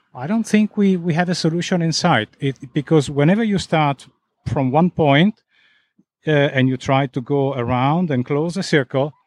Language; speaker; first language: English; non-native, fluent; Italian